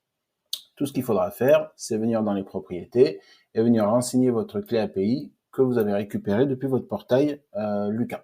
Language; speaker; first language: French; native; French